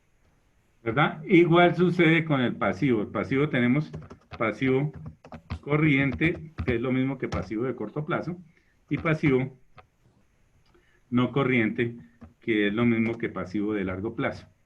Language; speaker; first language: Spanish; native; Spanish